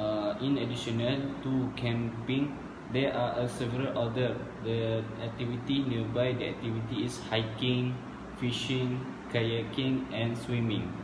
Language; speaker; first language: English; non-native, learner; Malay